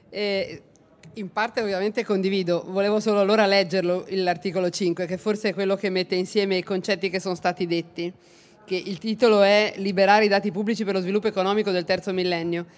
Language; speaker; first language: Italian; native; Italian